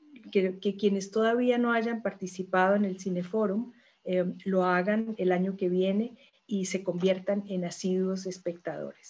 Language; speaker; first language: Spanish; native; Spanish